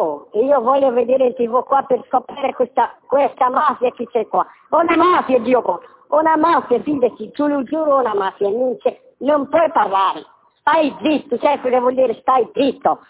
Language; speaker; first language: Italian; non-native, learner; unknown